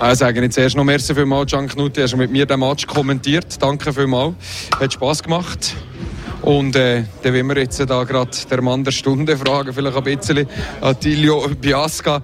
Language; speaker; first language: German; native; German